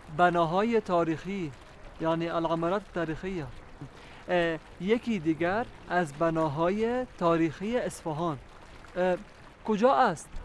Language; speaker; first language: Persian; non-native, learner; Arabic